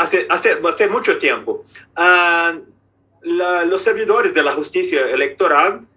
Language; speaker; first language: Spanish; non-native, fluent; Portuguese